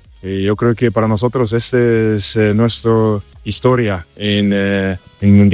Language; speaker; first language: Spanish; non-native, learner; German